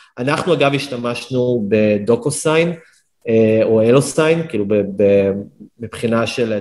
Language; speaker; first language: Hebrew; native; Hebrew